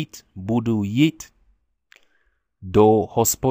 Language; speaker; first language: Czech; non-native, learner; English